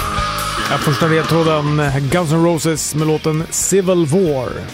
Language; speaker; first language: Swedish; native; Swedish